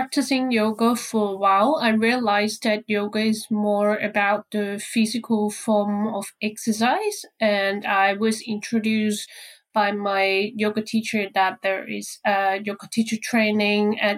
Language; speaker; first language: English; non-native, local second language; Cantonese